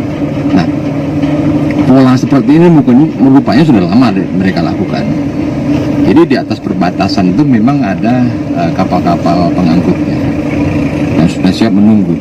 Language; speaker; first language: Indonesian; native; Indonesian